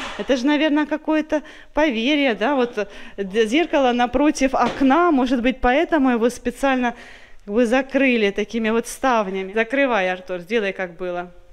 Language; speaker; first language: Russian; native; Russian